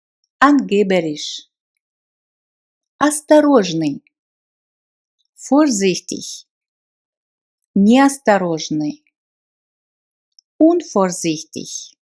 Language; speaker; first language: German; non-native, fluent; Russian